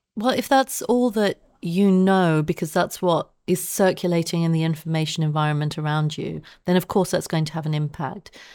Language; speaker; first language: English; native; English